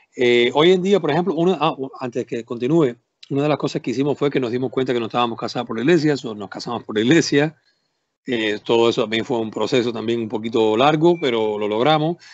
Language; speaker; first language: Spanish; native; Spanish